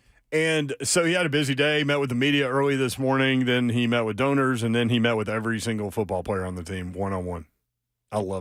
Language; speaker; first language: English; native; English